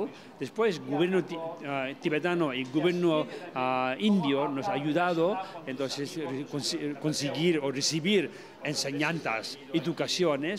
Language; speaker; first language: Spanish; non-native, learner; Tibetan